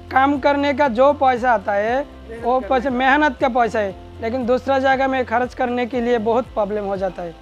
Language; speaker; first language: Hindi; non-native, learner; Bangla